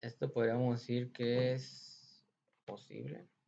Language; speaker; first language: Spanish; native; Spanish